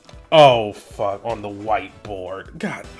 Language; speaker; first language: English; native; English